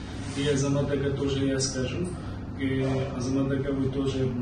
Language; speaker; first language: Russian; non-native, learner; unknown